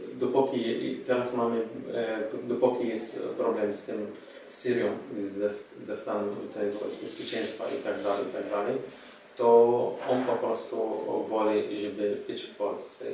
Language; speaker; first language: Polish; non-native, learner; Arabic